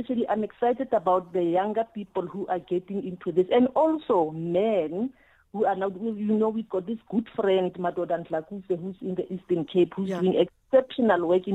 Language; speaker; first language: English; non-native, local second language; Tswana